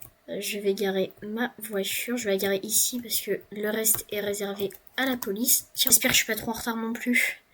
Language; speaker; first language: French; native; French